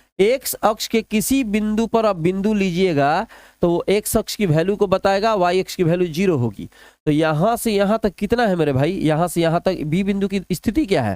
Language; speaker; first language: Hindi; non-native, local second language; Bhojpuri